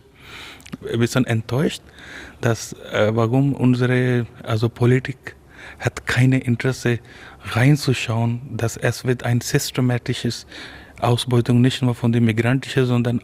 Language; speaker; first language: German; non-native, fluent; Urdu